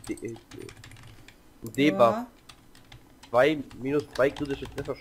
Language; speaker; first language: German; native; German